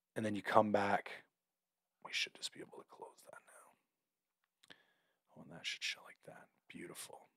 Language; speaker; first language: English; native; English